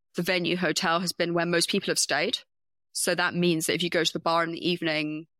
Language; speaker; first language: English; native; English